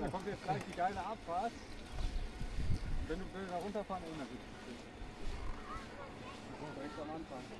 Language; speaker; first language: German; non-native, learner; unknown